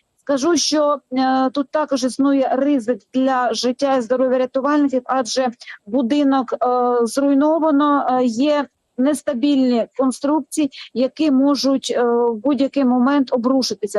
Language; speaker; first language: Ukrainian; native; Ukrainian